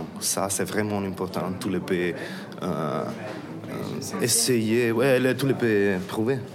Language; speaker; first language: French; non-native, fluent; Italian